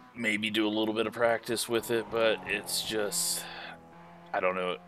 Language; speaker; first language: English; native; English